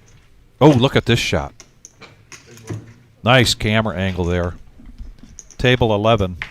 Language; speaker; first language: English; native; English